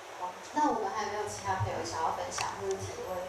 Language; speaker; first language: Chinese; native; Chinese